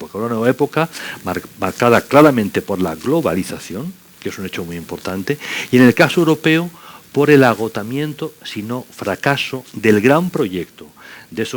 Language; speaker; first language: Spanish; native; Spanish